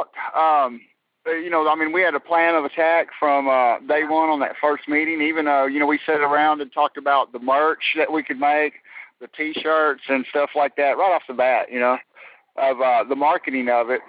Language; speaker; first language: English; native; English